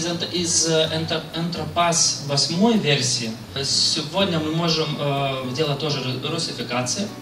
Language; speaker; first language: Russian; non-native, fluent; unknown